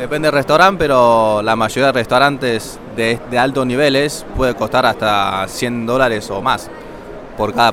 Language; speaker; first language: Spanish; non-native, fluent; Chinese